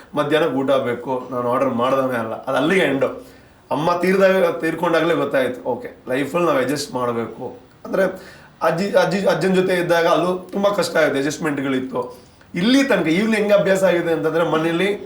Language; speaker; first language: Kannada; non-native, local second language; Tulu